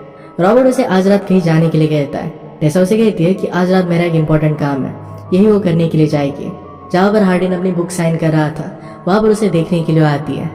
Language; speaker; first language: Hindi; native; Hindi